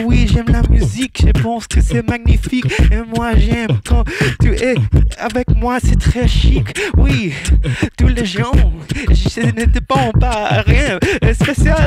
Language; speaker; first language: French; non-native, learner; Arabic